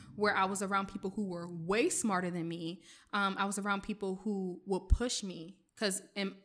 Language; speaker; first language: English; early bilingual, other home language; French